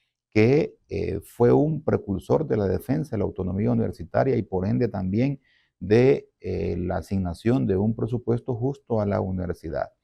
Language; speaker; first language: Spanish; native; Spanish